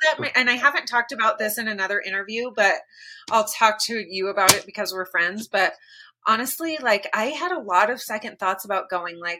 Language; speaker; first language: English; native; English